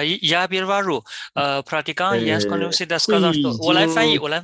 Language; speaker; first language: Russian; non-native, learner; Chinese